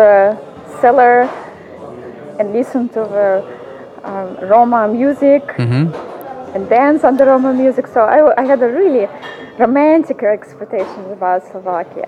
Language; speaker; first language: English; non-native, fluent; Russian